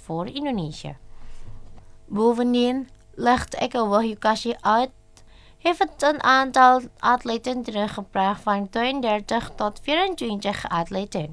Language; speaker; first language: Dutch; non-native, fluent; Indonesian